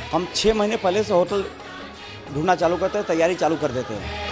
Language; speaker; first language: Hindi; native; Hindi